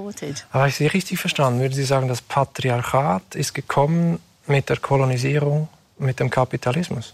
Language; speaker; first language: German; native; German